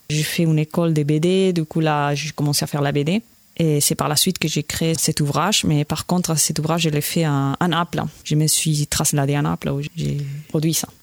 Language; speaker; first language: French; non-native, fluent; Spanish